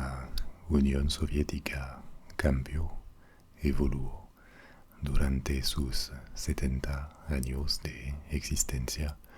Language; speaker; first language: Spanish; non-native, fluent; French